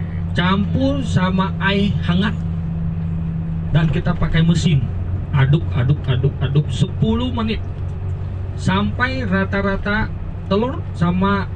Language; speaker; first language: Indonesian; non-native, learner; Vietnamese